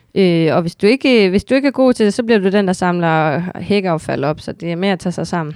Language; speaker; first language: Danish; native; Danish